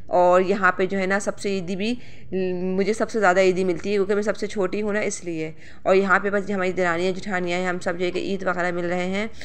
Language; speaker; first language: Hindi; native; Hindi